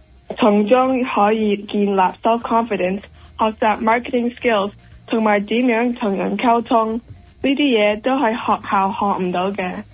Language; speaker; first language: Cantonese; early bilingual, heritage; Cantonese